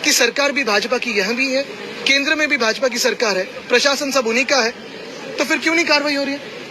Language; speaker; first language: Hindi; non-native, local second language; Marathi